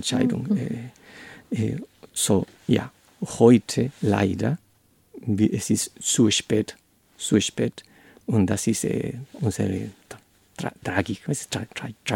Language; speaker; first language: German; non-native, learner; Spanish